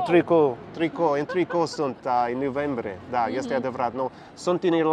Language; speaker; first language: Romanian; non-native, learner; English